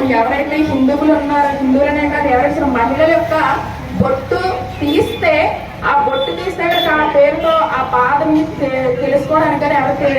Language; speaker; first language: Telugu; native; Telugu